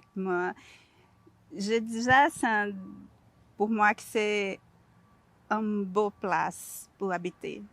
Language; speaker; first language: French; non-native, learner; Portuguese